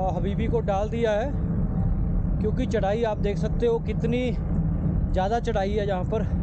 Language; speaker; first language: Hindi; non-native, local second language; Punjabi